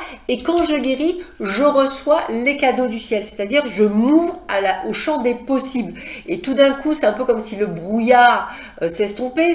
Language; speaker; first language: French; native; French